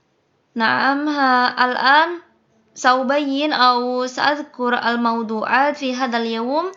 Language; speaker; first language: Arabic; non-native, fluent; Indonesian